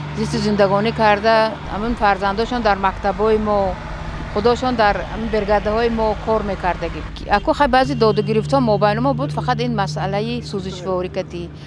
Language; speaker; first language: Tajik; native; Tajik